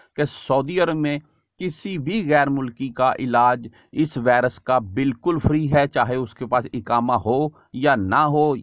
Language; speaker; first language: Urdu; native; Urdu